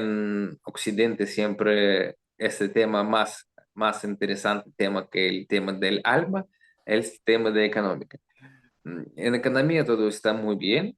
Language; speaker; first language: Spanish; non-native, learner; Russian